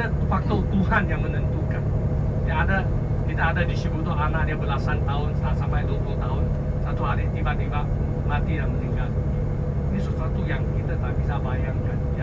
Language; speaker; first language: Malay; non-native, local second language; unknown